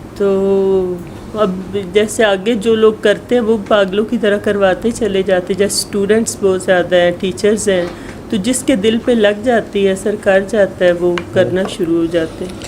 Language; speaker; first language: Urdu; native; Urdu